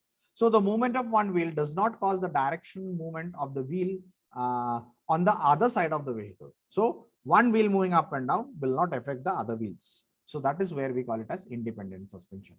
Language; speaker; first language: English; non-native, local second language; Marathi